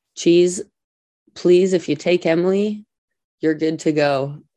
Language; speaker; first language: English; native; English